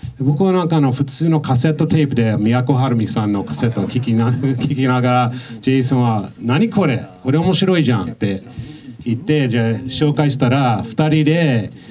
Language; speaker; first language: Japanese; non-native, fluent; English